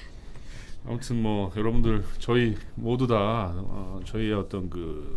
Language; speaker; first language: Korean; native; Korean